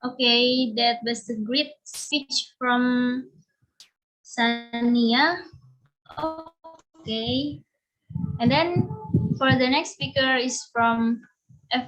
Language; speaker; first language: English; non-native, learner; Indonesian